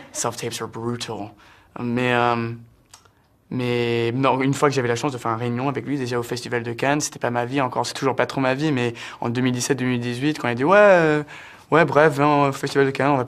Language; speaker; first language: French; early bilingual, heritage; French